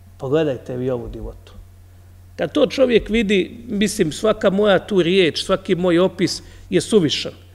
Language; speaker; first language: Serbian; native; Serbian